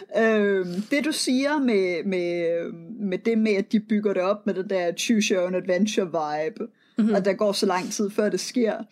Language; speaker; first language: Danish; native; Danish